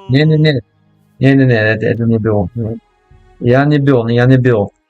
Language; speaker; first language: Russian; non-native, learner; English